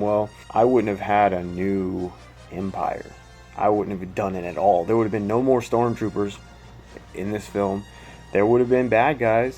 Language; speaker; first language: English; native; English